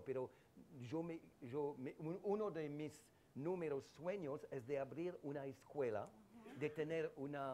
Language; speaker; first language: Spanish; non-native, fluent; French